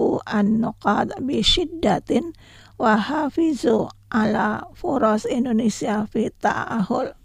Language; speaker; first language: Arabic; non-native, learner; Indonesian